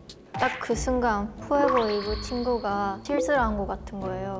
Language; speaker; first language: Korean; non-native, fluent; Japanese